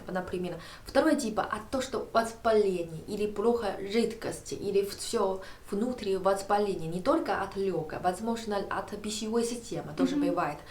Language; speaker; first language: Russian; non-native, learner; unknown